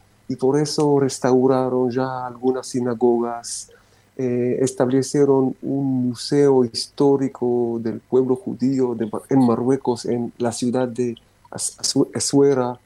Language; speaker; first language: Spanish; non-native, fluent; Romanian